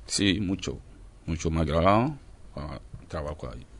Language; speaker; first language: Spanish; non-native, learner; French